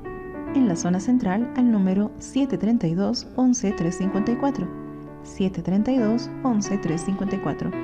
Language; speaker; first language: Spanish; native; Spanish